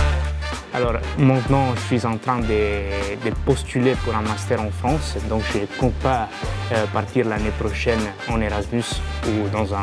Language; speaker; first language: French; non-native, fluent; Italian